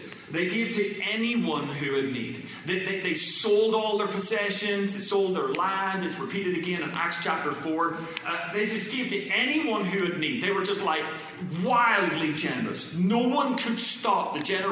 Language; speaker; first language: English; native; English